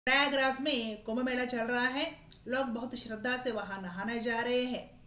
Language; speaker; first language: Hindi; non-native, local second language; Telugu